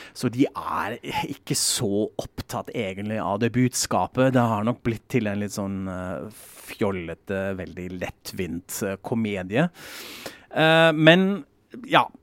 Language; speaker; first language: Norwegian; non-native, fluent; German